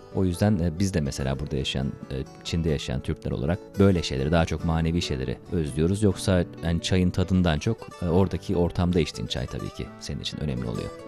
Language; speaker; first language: Turkish; native; Turkish